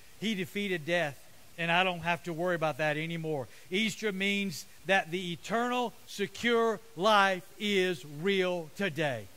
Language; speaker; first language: English; native; English